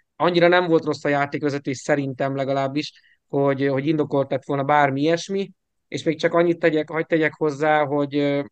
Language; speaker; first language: Hungarian; native; Hungarian